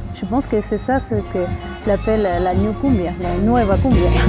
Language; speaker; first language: French; non-native, learner; Spanish